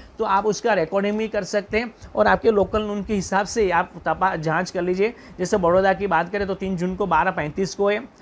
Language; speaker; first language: Hindi; non-native, local second language; Gujarati